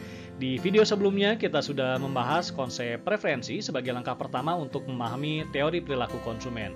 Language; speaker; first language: Indonesian; native; Indonesian